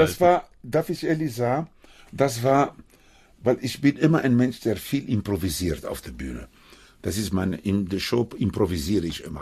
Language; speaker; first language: German; non-native, fluent; Spanish